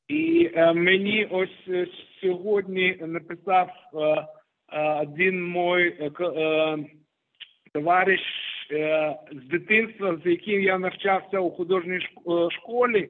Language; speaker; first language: Ukrainian; non-native, local second language; Russian